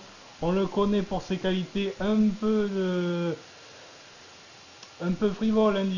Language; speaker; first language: French; native; French